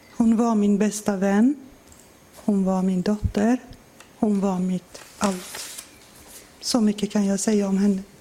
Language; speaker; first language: Swedish; non-native, fluent; Persian